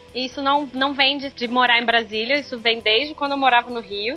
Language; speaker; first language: Portuguese; native; Portuguese